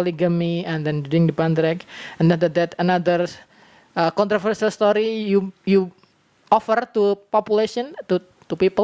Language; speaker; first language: English; non-native, learner; Indonesian